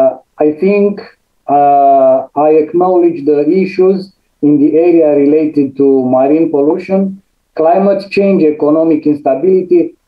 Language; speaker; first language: English; non-native, fluent; Romanian